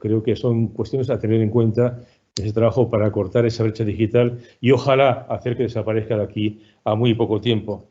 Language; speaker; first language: Spanish; native; Spanish